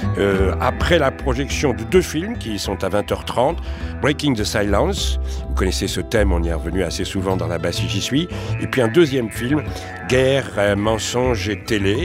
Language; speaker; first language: French; native; French